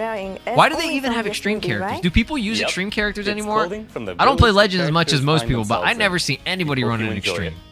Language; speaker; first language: English; native; English